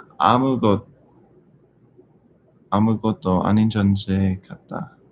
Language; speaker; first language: Korean; non-native, learner; English